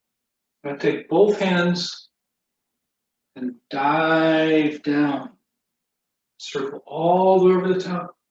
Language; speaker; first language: English; native; English